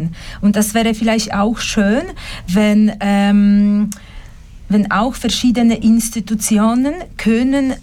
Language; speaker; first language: German; non-native, fluent; Polish